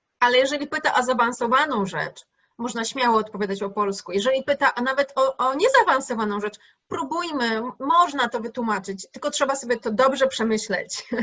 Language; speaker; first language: Polish; native; Polish